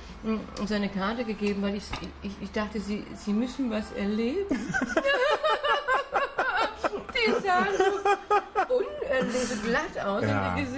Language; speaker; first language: German; non-native, fluent; Danish